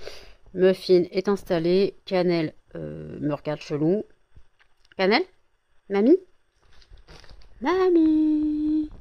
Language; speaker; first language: French; native; French